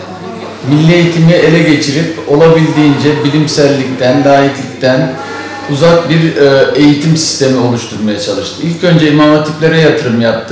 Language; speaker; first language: Turkish; native; Turkish